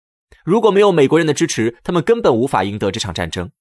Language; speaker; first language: Chinese; native; Chinese